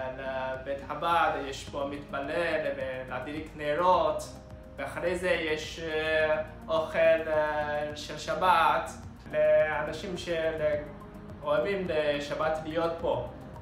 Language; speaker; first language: Hebrew; non-native, learner; Chinese